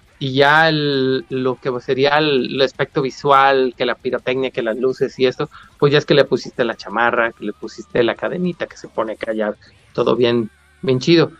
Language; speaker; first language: Spanish; native; Spanish